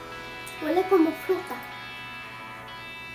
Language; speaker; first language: Spanish; early bilingual, heritage; English